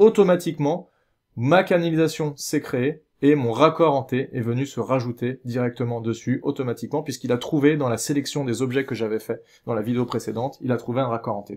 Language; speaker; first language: French; native; French